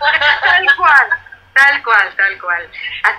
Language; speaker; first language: Spanish; native; Spanish